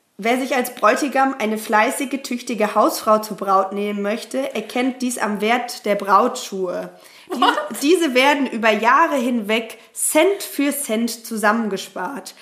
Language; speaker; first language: German; native; German